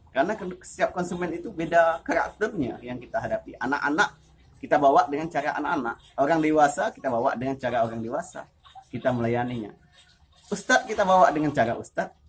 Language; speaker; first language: Indonesian; non-native, local second language; Achinese